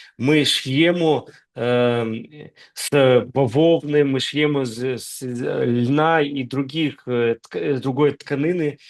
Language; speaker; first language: Ukrainian; non-native, local second language; Russian